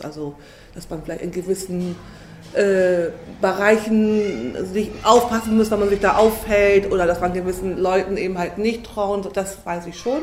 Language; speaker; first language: German; native; German